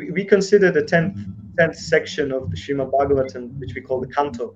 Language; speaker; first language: English; non-native, fluent; Slovak